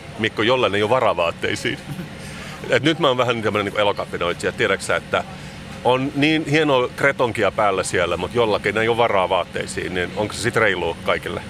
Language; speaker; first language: Finnish; non-native, local second language; Swedish